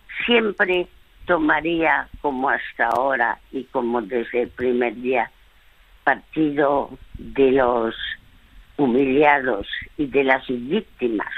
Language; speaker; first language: Spanish; early bilingual, other home language; French